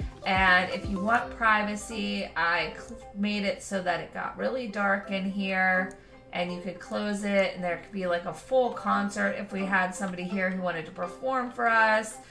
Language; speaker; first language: English; native; English